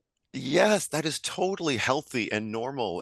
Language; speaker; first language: English; native; English